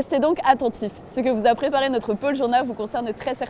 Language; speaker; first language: French; native; French